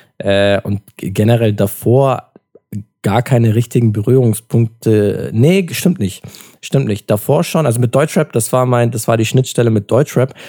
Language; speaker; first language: German; early bilingual, other home language; Turkish